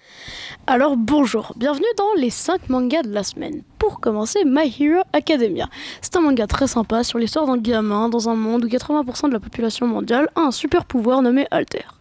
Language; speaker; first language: French; native; French